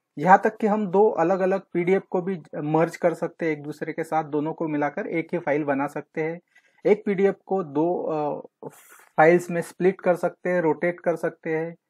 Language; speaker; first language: Hindi; non-native, local second language; Marathi